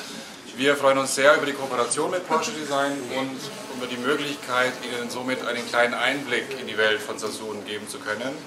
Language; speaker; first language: German; native; German